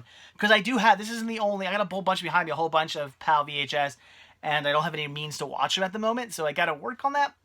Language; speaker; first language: English; native; English